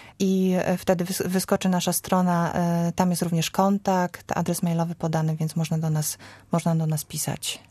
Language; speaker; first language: Polish; native; Polish